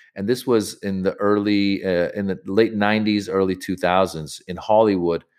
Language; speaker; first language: English; native; English